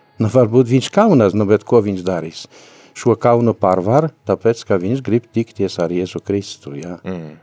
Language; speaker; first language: Latvian; non-native, fluent; Polish